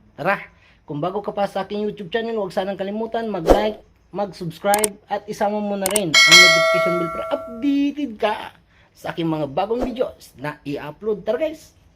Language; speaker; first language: Filipino; non-native, local second language; Cebuano